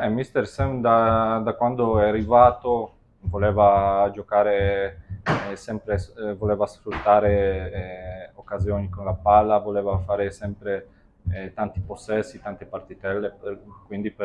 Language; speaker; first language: Italian; non-native, fluent; Polish